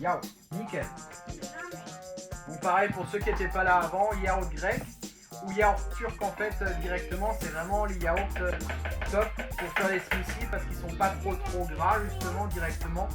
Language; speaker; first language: French; native; French